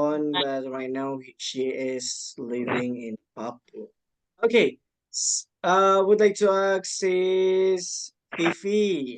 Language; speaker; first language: English; non-native, fluent; Indonesian